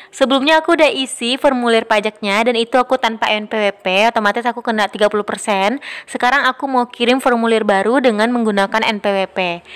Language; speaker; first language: Indonesian; non-native, local second language; Minangkabau